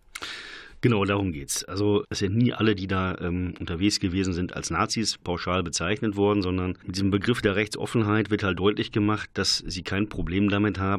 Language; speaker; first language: German; native; German